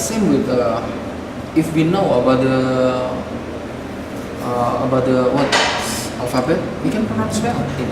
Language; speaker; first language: English; non-native, fluent; Indonesian